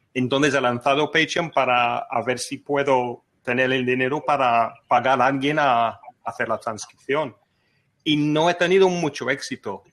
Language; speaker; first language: Spanish; non-native, fluent; English